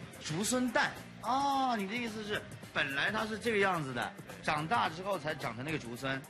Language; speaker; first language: Chinese; native; Chinese